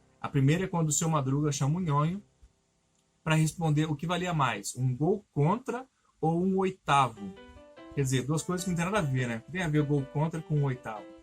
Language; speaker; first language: Portuguese; native; Portuguese